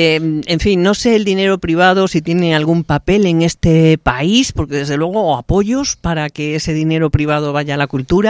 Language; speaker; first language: Spanish; native; Spanish